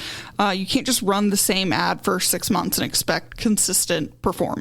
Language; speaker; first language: English; native; English